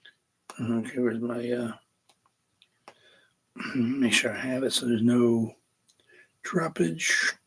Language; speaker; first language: English; native; English